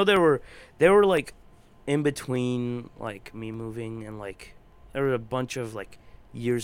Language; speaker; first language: English; native; English